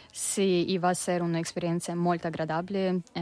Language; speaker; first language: Catalan; non-native, learner; Russian